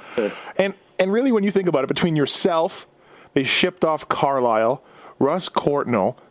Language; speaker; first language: English; native; English